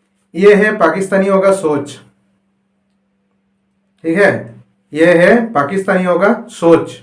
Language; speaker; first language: Hindi; non-native, local second language; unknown